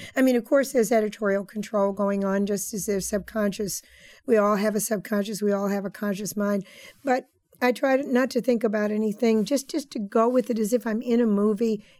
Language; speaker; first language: English; native; English